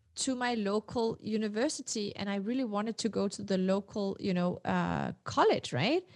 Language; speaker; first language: English; non-native, fluent; Danish